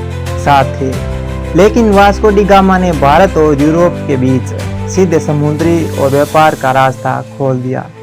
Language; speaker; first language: Hindi; native; Hindi